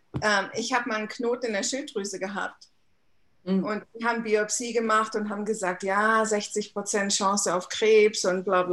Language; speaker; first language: German; native; German